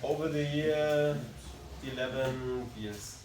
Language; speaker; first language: English; non-native, learner; German